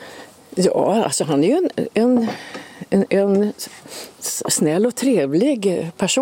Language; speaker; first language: Swedish; native; Swedish